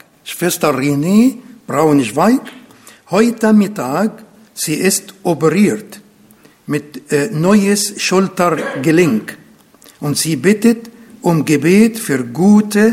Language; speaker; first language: German; non-native, fluent; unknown